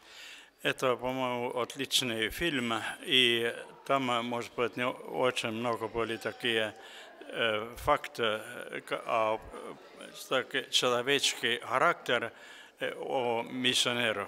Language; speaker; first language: Russian; non-native, local second language; Estonian